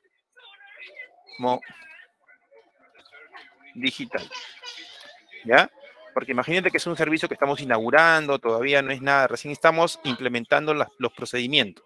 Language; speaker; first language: Spanish; native; Spanish